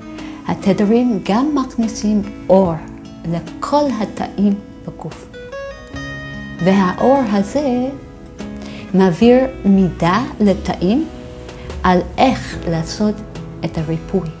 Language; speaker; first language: Hebrew; non-native, fluent; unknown